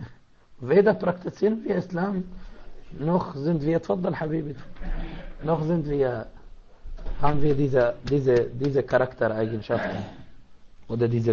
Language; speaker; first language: German; non-native, fluent; Arabic